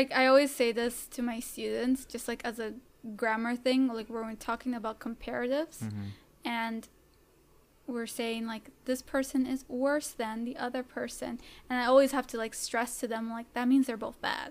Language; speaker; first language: English; native; English